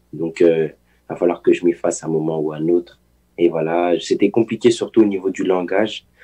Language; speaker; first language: French; early bilingual, other home language; Haitian Creole